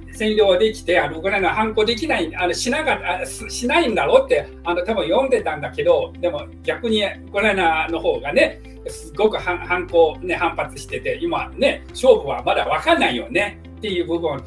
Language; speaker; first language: Japanese; non-native, fluent; Chinese